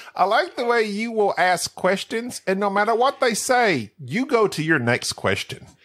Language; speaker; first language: English; early bilingual, other home language; Spanish